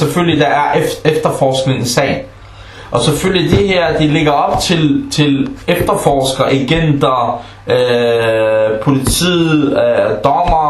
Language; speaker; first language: Danish; early bilingual, other home language; Arabic